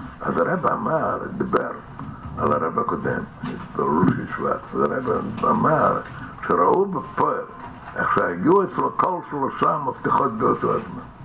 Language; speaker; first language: Hebrew; non-native, fluent; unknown